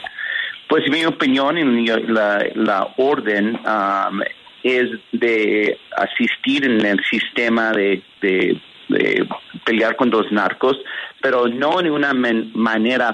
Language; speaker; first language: Spanish; early bilingual, heritage; Spanish